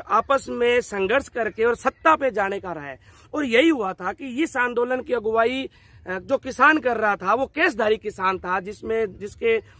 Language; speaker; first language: Hindi; native; Hindi